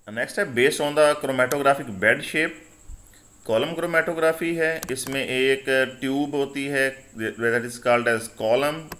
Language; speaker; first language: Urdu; non-native, local second language; Punjabi